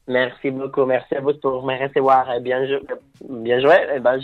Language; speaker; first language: French; non-native, fluent; Italian